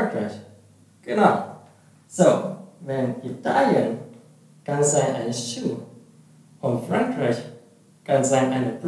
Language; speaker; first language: German; non-native, learner; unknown